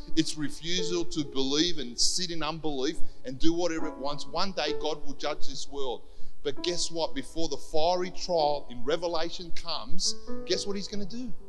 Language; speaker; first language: English; early bilingual, other home language; Greek